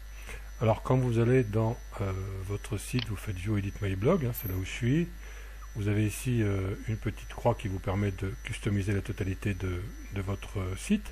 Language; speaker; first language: French; native; French